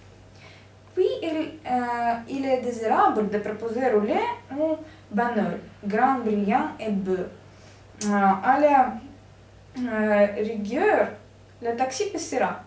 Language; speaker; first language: French; non-native, learner; Russian